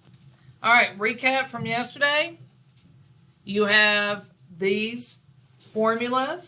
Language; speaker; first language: English; native; English